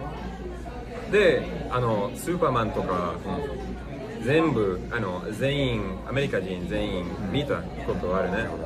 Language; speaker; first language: Japanese; non-native, learner; English